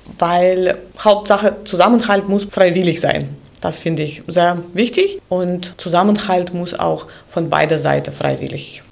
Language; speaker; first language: German; non-native, fluent; Russian